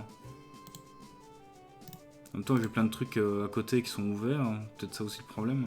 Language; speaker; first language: French; native; French